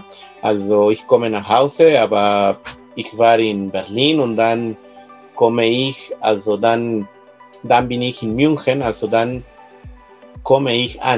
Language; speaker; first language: German; non-native, fluent; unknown